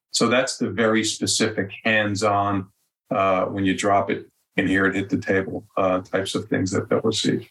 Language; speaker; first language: English; native; English